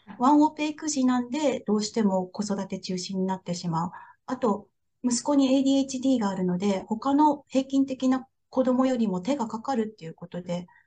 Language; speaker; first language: Japanese; native; Japanese